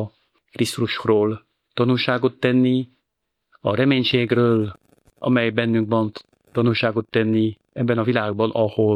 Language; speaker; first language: Hungarian; non-native, fluent; French